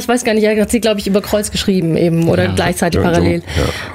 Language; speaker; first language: German; native; German